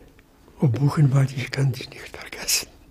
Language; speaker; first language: German; non-native, fluent; Polish